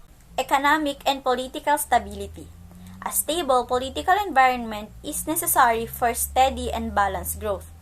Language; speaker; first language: English; non-native, local second language; Filipino